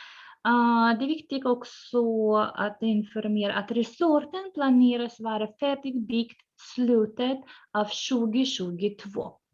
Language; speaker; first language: Swedish; non-native, fluent; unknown